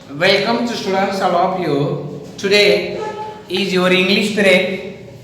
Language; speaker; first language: English; non-native, local second language; Marathi